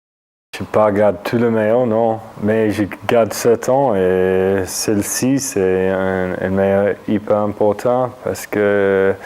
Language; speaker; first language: French; non-native, fluent; English